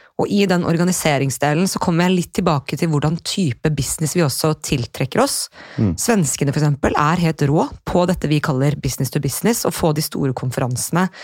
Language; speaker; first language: Norwegian; native; Norwegian